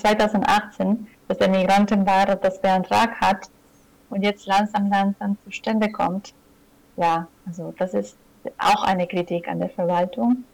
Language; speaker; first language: German; non-native, fluent; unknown